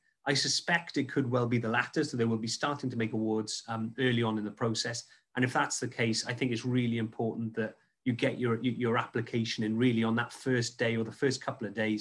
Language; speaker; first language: English; native; English